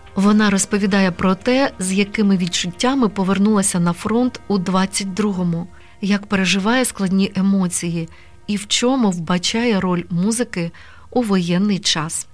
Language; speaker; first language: Ukrainian; native; Ukrainian